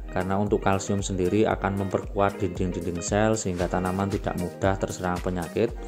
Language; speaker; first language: Indonesian; non-native, local second language; Javanese